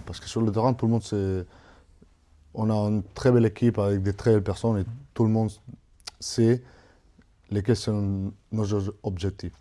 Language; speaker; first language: French; non-native, fluent; Spanish